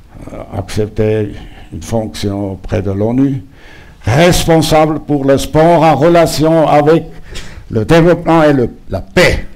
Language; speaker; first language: French; non-native, local second language; German